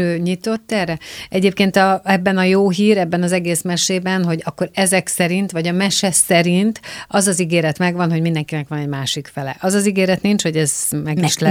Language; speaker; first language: Hungarian; native; Hungarian